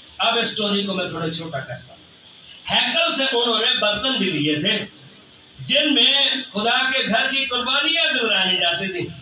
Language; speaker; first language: Urdu; non-native, local second language; Punjabi